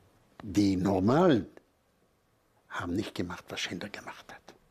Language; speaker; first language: German; non-native, fluent; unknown